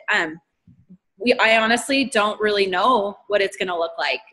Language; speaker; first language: English; native; English